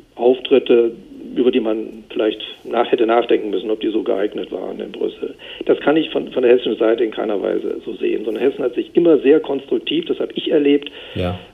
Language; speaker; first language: German; native; German